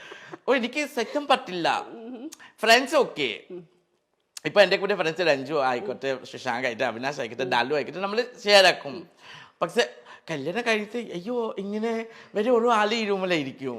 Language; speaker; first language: Malayalam; non-native, fluent; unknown